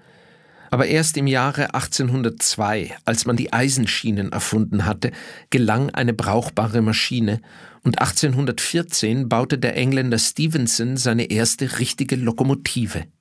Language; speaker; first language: German; native; German